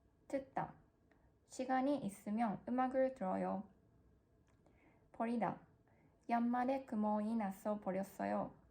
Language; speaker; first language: Korean; non-native, learner; Japanese